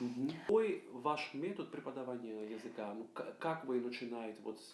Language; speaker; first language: Russian; non-native, fluent; Greek